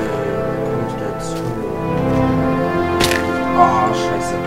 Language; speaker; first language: German; native; German